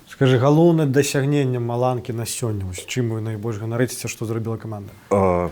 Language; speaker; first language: Belarusian; non-native, local second language; Russian